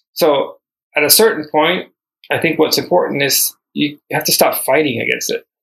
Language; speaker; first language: English; early bilingual, other home language; Spanish